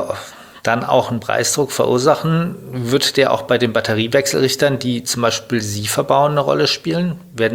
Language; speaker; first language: German; native; German